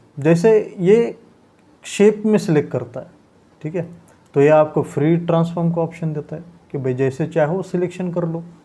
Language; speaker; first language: Hindi; non-native, local second language; Marathi